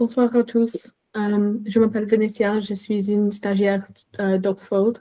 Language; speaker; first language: French; non-native, fluent; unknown